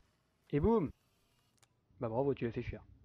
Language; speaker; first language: French; native; French